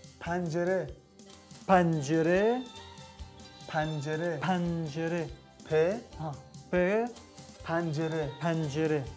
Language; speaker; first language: Persian; non-native, learner; Arabic